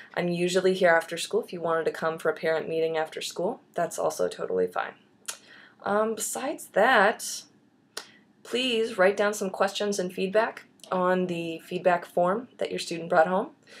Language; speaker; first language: English; native; English